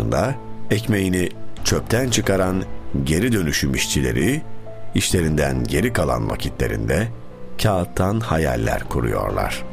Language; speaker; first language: Turkish; native; Turkish